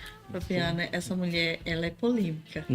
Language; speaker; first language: Portuguese; native; Portuguese